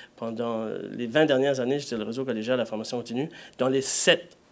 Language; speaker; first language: French; native; French